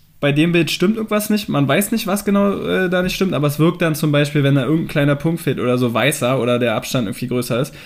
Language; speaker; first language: German; native; German